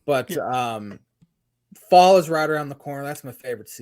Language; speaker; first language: English; native; English